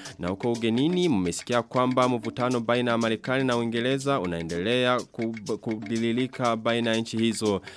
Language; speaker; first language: Swahili; non-native, local second language; Rundi